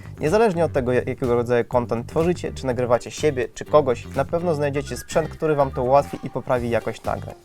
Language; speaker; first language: Polish; native; Polish